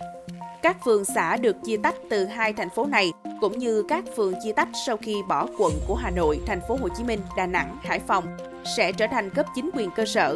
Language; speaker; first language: Vietnamese; native; Vietnamese